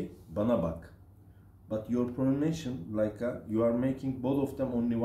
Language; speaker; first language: English; non-native, fluent; Turkish